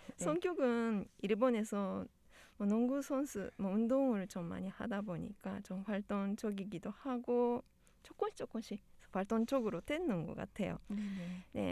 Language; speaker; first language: Korean; non-native, fluent; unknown